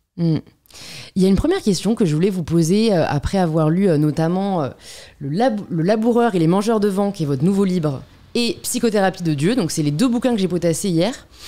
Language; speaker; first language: French; native; French